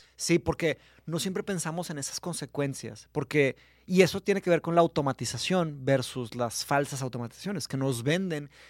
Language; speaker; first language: Spanish; early bilingual, other home language; Portuguese